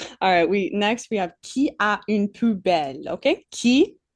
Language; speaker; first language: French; non-native, fluent; English